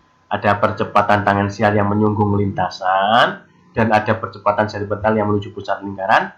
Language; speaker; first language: Indonesian; native; Indonesian